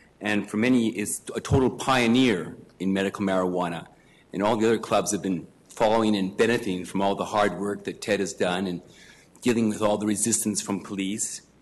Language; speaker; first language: English; native; English